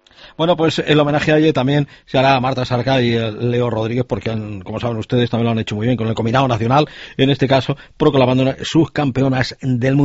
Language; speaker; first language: Spanish; native; Spanish